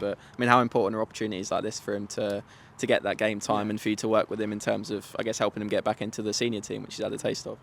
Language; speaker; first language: English; native; English